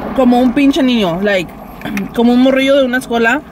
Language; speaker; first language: Spanish; early bilingual, heritage; Spanish